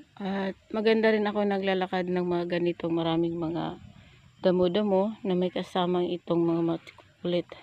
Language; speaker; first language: Filipino; non-native, local second language; Cebuano